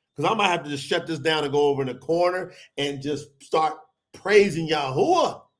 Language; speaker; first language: English; native; English